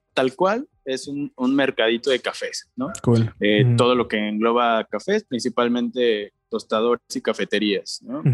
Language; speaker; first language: Spanish; native; Spanish